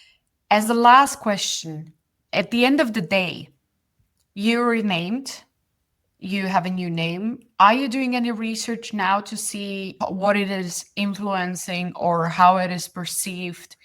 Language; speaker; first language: English; non-native, fluent; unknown